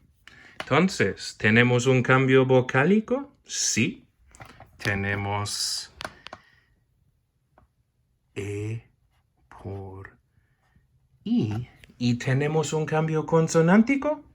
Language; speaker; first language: Spanish; non-native, fluent; English